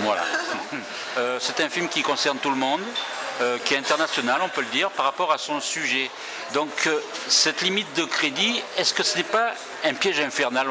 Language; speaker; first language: French; native; French